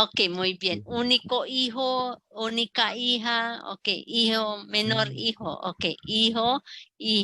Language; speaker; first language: Spanish; non-native, fluent; Filipino